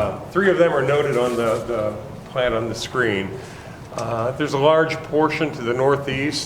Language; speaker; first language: English; native; English